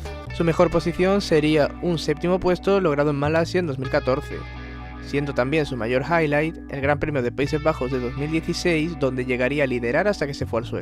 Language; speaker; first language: Spanish; native; Spanish